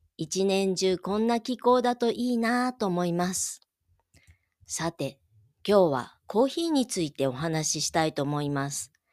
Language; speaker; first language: Japanese; native; Japanese